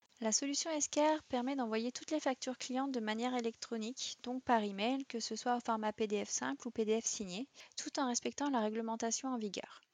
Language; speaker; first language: French; native; French